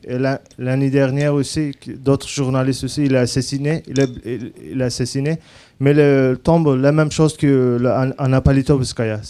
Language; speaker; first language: French; non-native, learner; Azerbaijani